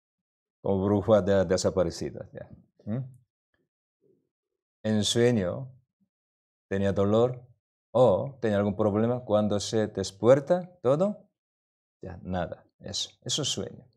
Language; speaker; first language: Spanish; non-native, learner; Korean